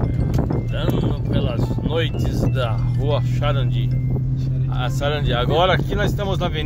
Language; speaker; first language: Portuguese; native; Portuguese